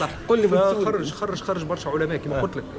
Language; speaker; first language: Arabic; native; Arabic